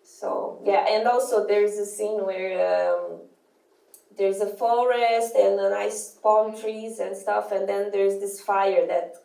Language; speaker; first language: English; non-native, fluent; Portuguese